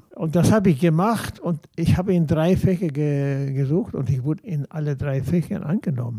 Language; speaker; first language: German; non-native, fluent; Swedish